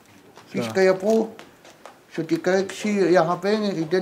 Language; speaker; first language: Danish; non-native, local second language; Kalaallisut